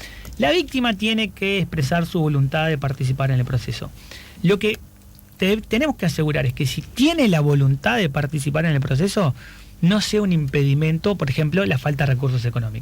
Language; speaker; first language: Spanish; native; Spanish